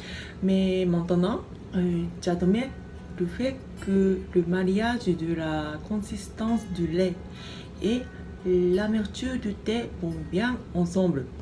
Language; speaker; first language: French; non-native, fluent; Japanese